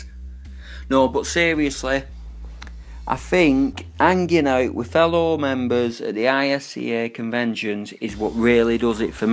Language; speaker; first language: English; native; English